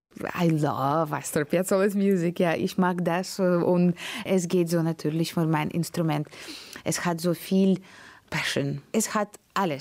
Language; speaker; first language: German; non-native, learner; Latvian